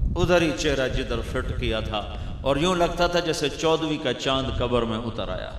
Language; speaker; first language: Urdu; non-native, local second language; Punjabi